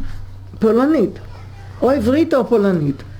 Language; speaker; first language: Hebrew; early bilingual, other home language; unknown